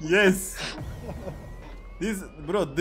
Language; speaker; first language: English; non-native, learner; Turkish